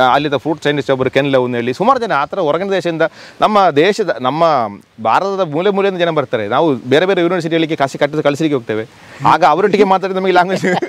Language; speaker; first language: Kannada; non-native, local second language; Malayalam